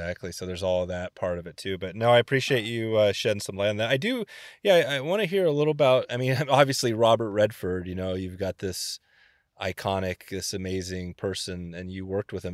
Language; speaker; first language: English; native; English